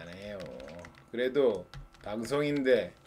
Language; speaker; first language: Korean; native; Korean